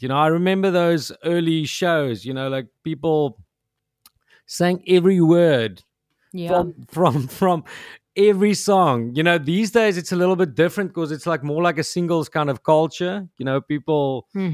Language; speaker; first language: English; non-native, local second language; Afrikaans